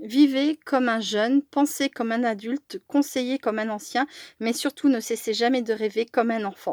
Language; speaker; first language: French; native; French